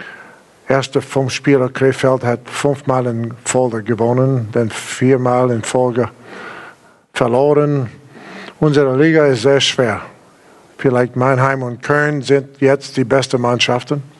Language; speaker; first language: German; non-native, learner; English